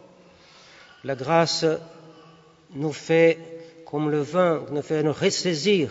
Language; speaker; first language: French; non-native, fluent; Portuguese